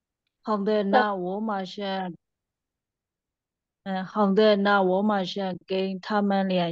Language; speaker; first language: Chinese; non-native, learner; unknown